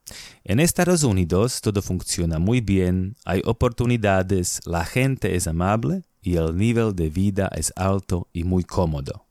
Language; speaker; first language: Spanish; non-native, fluent; Slovak